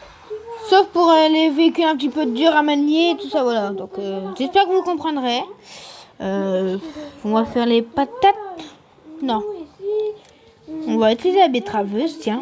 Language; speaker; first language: French; native; French